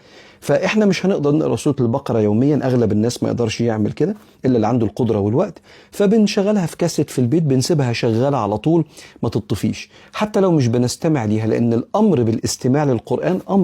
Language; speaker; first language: Arabic; native; Arabic